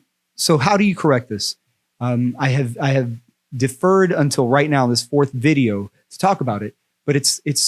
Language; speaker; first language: English; native; English